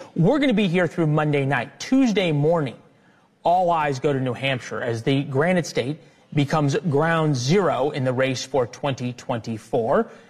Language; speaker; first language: English; native; English